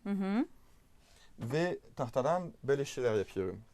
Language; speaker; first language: Turkish; non-native, fluent; French